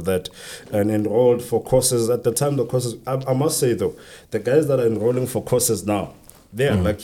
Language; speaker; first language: English; non-native, local second language; Southern Sotho